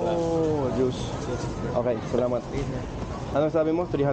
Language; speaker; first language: Filipino; non-native, learner; English